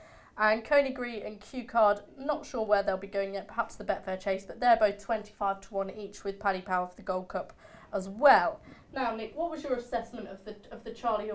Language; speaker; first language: English; native; English